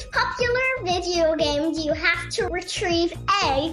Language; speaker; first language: English; native; English